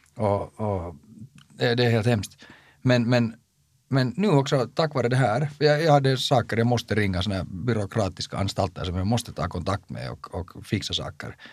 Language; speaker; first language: Swedish; native; Swedish